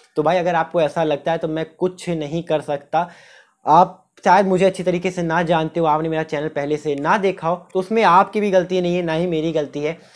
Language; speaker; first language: Hindi; native; Hindi